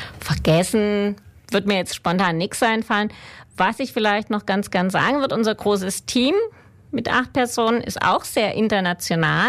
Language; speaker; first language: German; native; German